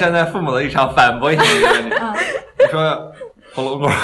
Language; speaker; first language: Chinese; native; Chinese